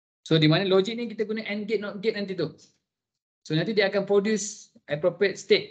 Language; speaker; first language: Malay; native; Malay